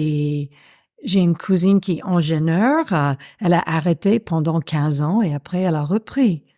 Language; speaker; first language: French; non-native, fluent; English